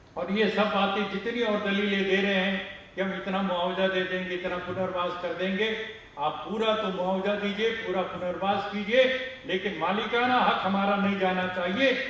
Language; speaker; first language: Hindi; non-native, local second language; Telugu